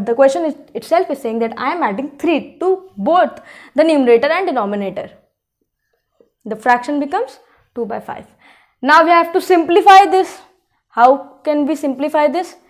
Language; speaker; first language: English; non-native, local second language; Hindi